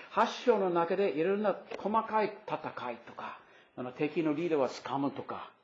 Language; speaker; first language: Japanese; non-native, fluent; English